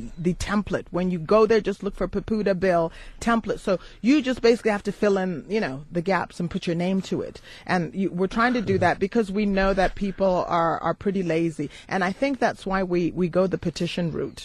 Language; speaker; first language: English; native; English